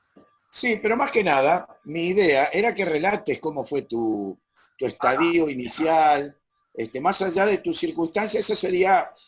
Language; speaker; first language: Spanish; native; Spanish